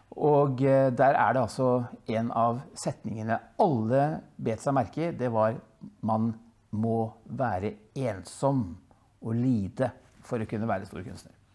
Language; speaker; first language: Norwegian; early bilingual, other home language; Dutch